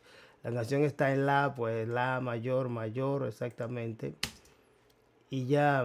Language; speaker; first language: Spanish; native; Spanish